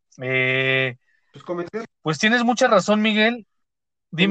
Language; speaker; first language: Spanish; native; Spanish